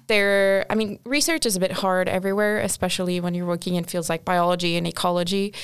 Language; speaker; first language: English; non-native, fluent; Portuguese